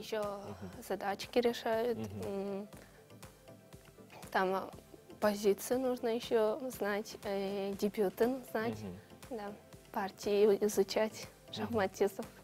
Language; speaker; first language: Russian; non-native, local second language; Kyrgyz